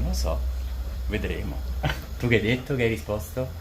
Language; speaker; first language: Italian; native; Italian